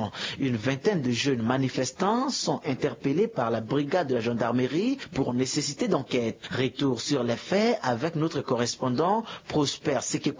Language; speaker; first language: French; non-native, local second language; Sango